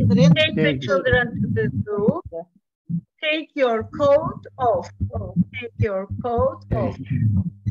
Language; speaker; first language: English; non-native, fluent; Turkish